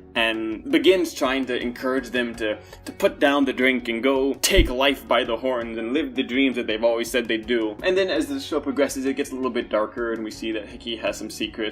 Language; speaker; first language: English; native; English